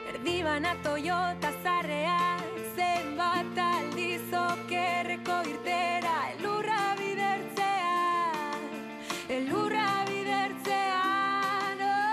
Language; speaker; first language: Basque; native; Basque